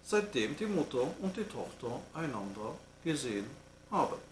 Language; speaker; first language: German; non-native, fluent; French